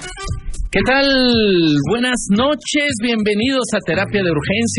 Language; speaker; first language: Spanish; native; Spanish